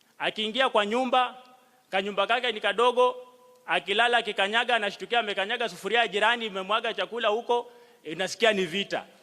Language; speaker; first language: Swahili; non-native, local second language; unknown